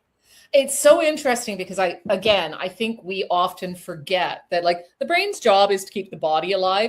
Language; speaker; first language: English; native; English